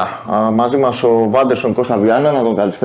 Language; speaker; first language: Greek; native; Greek